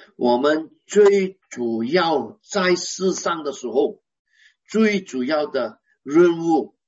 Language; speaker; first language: Chinese; non-native, local second language; Hakka Chinese